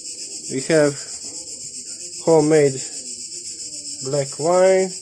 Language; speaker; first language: English; non-native, learner; Croatian